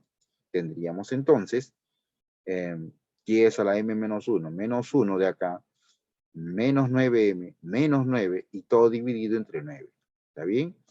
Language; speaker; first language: Spanish; native; Spanish